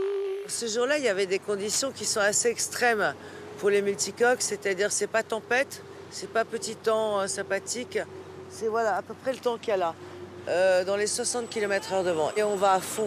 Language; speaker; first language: French; native; French